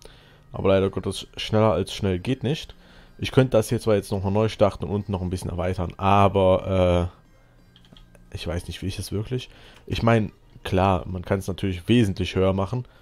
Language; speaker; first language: German; native; German